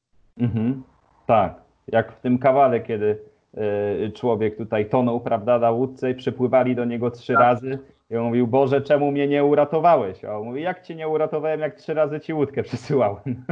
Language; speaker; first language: Polish; native; Polish